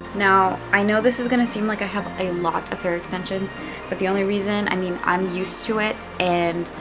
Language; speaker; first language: English; early bilingual, other home language; Spanish